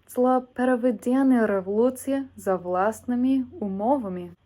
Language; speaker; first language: Ukrainian; non-native, learner; English